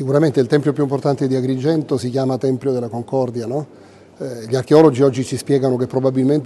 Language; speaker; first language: Italian; native; Italian